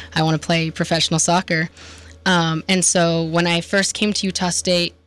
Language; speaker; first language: English; native; English